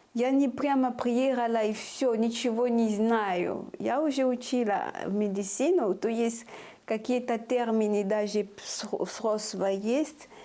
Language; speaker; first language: Russian; non-native, fluent; French